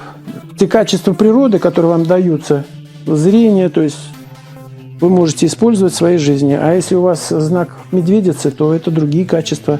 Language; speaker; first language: Russian; native; Russian